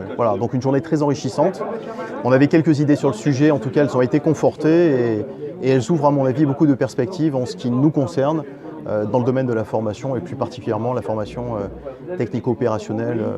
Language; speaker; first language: French; native; French